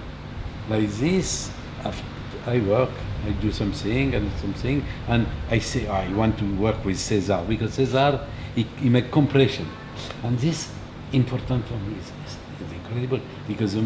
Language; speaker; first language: English; non-native, learner; French